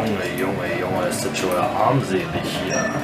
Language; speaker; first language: German; native; German